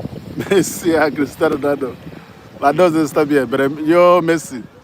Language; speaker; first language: Spanish; non-native, learner; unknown